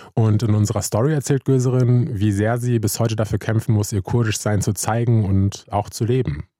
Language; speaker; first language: German; native; German